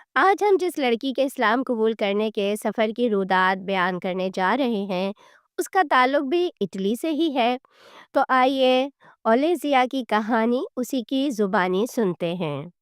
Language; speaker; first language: Urdu; native; Urdu